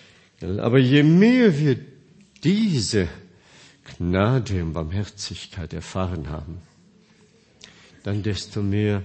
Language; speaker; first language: German; non-native, fluent; Korean